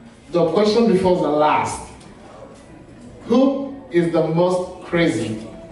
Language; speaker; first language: English; non-native, local second language; French